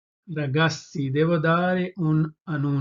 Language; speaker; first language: Italian; non-native, fluent; Urdu